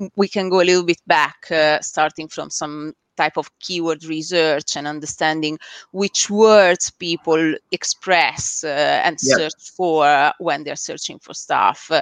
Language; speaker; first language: English; non-native, fluent; Italian